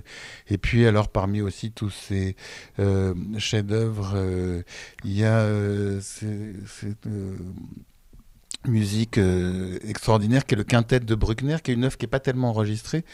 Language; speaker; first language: French; native; French